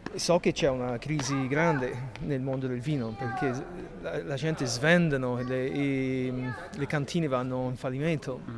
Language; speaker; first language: Italian; early bilingual, heritage; Italian